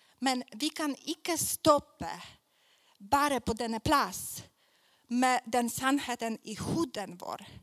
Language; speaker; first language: Swedish; non-native, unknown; Polish